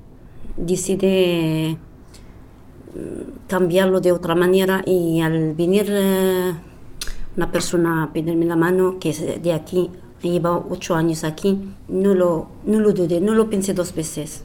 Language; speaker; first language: Spanish; non-native, fluent; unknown